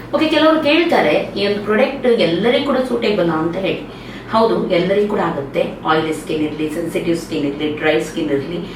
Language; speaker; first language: Kannada; native; Kannada